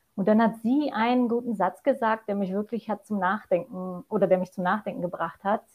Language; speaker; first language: German; non-native, fluent; Polish